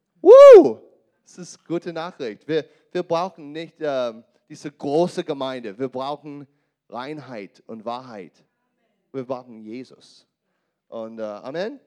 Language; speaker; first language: German; non-native, learner; English